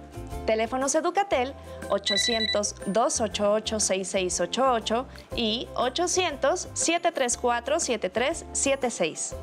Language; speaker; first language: Spanish; native; Spanish